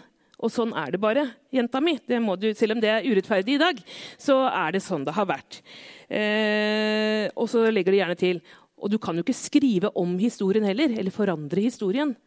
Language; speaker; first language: Norwegian; native; Norwegian